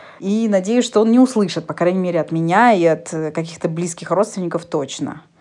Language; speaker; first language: Russian; native; Russian